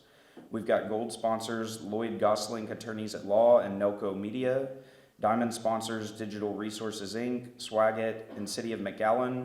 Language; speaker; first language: English; native; English